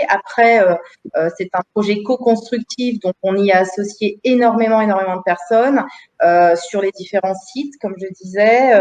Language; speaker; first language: French; native; French